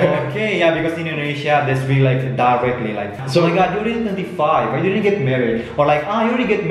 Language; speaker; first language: English; non-native, learner; Indonesian